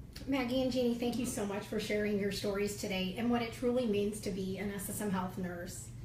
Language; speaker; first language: English; native; English